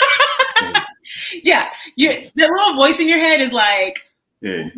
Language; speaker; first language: English; native; English